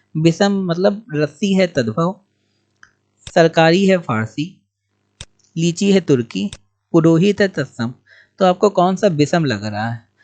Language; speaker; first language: Hindi; native; Hindi